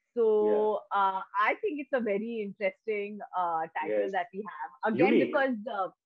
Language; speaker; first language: English; non-native, local second language; Bangla